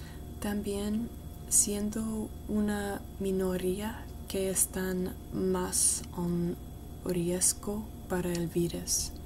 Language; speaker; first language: Spanish; non-native, learner; English